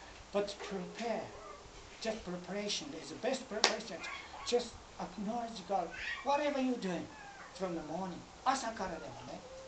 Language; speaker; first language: English; non-native, fluent; Japanese